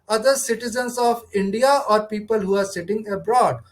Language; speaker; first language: English; non-native, local second language; Punjabi